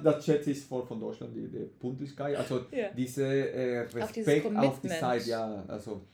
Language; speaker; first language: German; non-native, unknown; Spanish